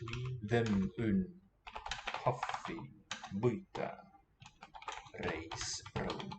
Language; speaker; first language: Welsh; non-native, learner; English